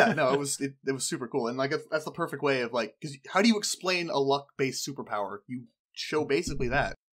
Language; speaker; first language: English; native; English